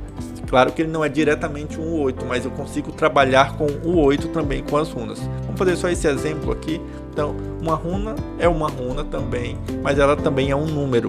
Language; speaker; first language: Portuguese; native; Portuguese